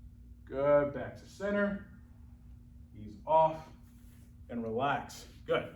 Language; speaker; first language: English; native; English